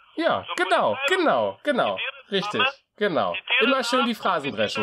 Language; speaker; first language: German; native; German